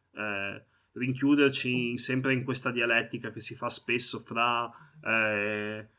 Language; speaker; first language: Italian; early bilingual, other home language; Arabic